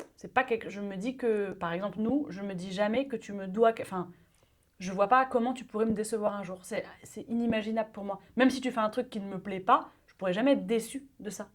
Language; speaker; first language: French; early bilingual, other home language; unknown